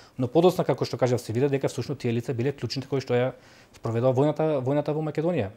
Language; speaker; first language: Macedonian; native; Macedonian